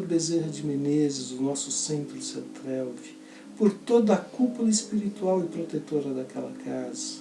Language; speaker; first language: Portuguese; native; Portuguese